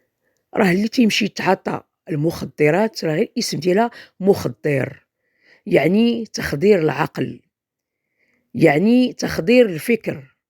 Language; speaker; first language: Arabic; native; Arabic